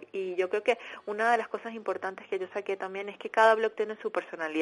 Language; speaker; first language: Spanish; native; Spanish